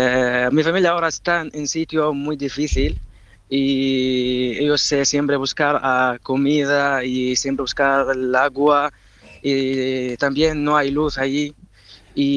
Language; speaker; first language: Spanish; non-native, learner; Arabic